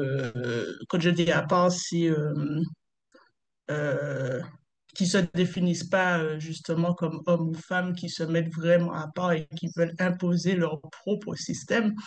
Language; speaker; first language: French; native; French